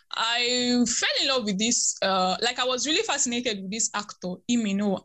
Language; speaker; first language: English; non-native, local second language; Igbo